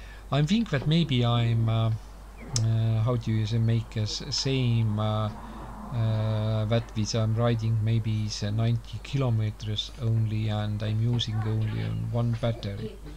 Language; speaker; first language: English; non-native, learner; Estonian